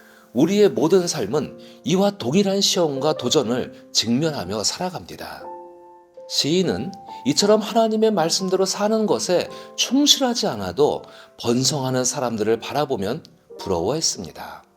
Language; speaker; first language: Korean; native; Korean